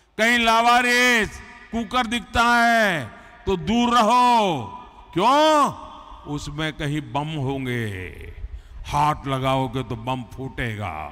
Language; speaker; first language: Hindi; non-native, local second language; Gujarati